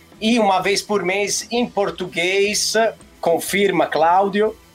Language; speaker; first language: Portuguese; non-native, fluent; Italian